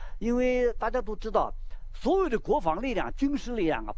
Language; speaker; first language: Chinese; native; Chinese